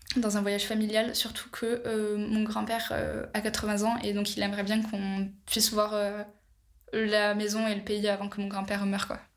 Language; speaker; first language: French; early bilingual, other home language; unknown